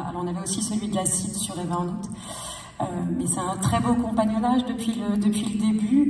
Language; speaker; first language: French; native; French